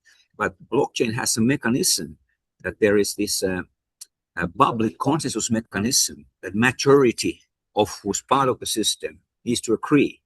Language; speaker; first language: English; non-native, fluent; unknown